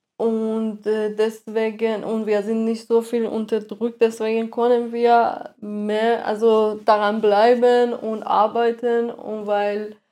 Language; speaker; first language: German; non-native, fluent; Persian